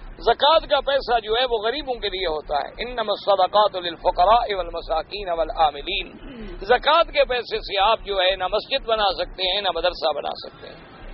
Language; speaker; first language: Urdu; native; Urdu